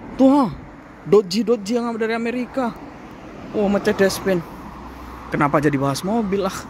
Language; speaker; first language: Indonesian; native; Indonesian